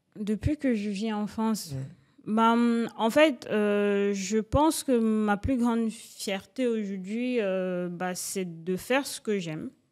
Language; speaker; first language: French; native; French